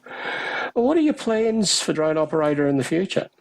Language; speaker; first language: English; native; English